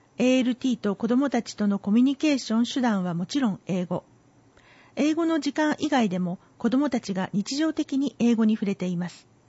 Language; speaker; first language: Japanese; native; Japanese